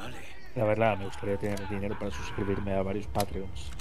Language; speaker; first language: Spanish; native; Spanish